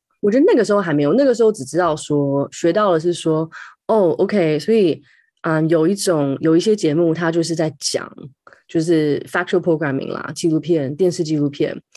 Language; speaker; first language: Chinese; native; Chinese